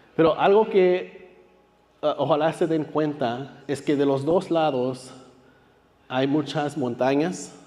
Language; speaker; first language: Spanish; early bilingual, heritage; Spanish